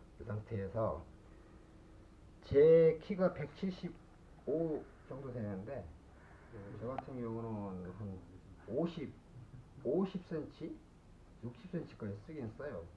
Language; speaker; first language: Korean; native; Korean